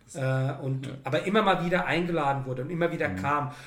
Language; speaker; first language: German; native; German